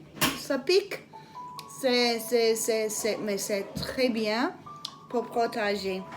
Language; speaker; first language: French; non-native, learner; English